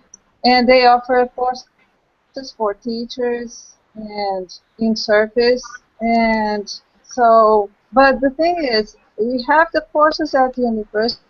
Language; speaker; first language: English; non-native, local second language; Portuguese